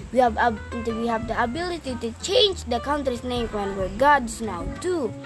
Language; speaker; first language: English; non-native, fluent; Arabic